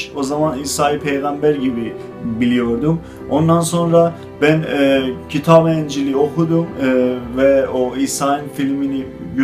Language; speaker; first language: Turkish; non-native, fluent; Azerbaijani